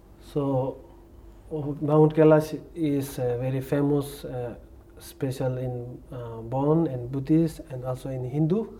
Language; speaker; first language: English; non-native, learner; Tibetan